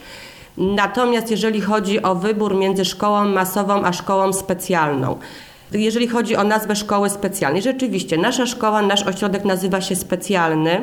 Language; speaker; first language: Polish; native; Polish